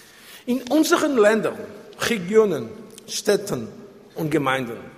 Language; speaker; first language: German; non-native, fluent; Portuguese